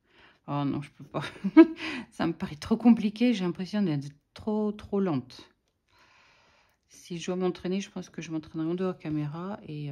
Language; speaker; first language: French; native; French